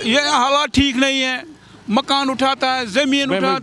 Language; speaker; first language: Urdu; non-native, local second language; Kashmiri